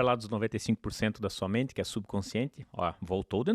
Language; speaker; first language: Portuguese; native; Portuguese